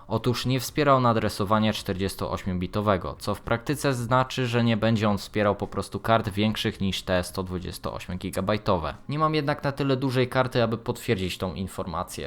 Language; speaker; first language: Polish; native; Polish